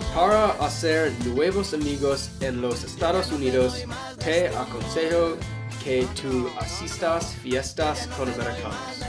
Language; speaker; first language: Spanish; non-native, learner; English